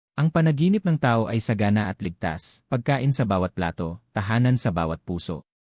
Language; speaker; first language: Filipino; native; Filipino